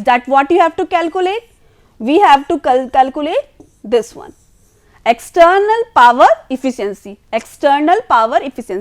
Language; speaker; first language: English; non-native, local second language; Hindi